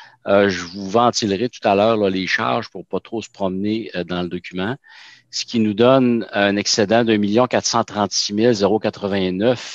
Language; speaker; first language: French; native; French